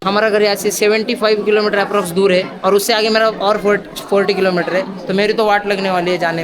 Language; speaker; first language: Hindi; non-native, local second language; Marathi